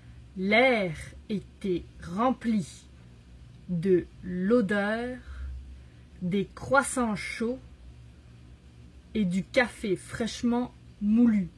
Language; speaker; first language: French; native; French